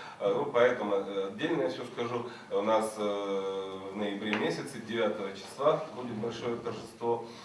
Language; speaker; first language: Russian; native; Russian